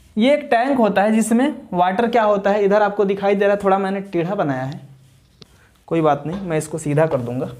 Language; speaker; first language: Hindi; native; Hindi